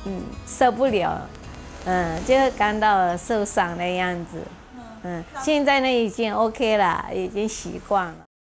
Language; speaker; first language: Chinese; early bilingual, heritage; Chinese